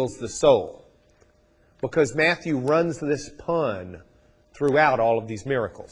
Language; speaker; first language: English; native; English